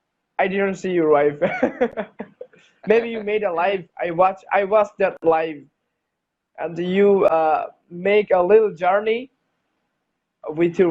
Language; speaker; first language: English; non-native, learner; Bangla